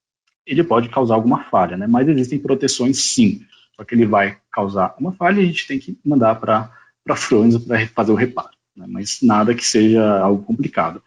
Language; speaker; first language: Portuguese; native; Portuguese